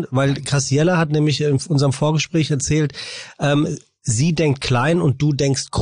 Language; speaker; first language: German; native; German